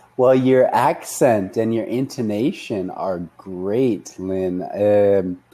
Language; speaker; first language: English; native; English